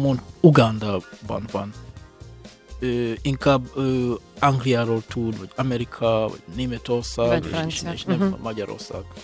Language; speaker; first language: Hungarian; non-native, fluent; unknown